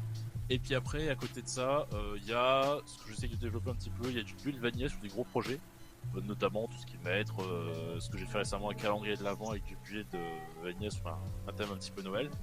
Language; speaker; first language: French; native; French